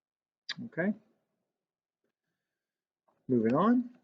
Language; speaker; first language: English; native; English